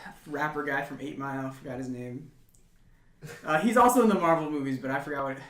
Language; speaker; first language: English; native; English